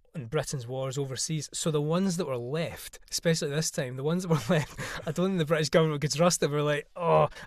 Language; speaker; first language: English; native; English